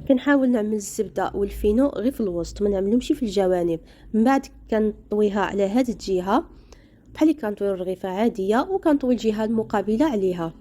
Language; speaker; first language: Arabic; native; Arabic